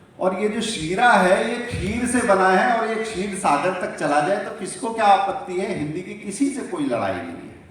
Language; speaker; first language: Hindi; native; Hindi